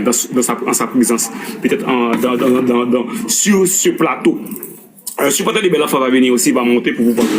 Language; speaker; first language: French; non-native, local second language; Haitian Creole